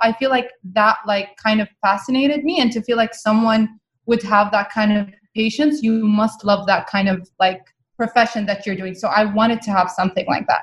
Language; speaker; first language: English; non-native, fluent; Arabic